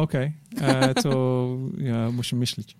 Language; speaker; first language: Polish; non-native, learner; English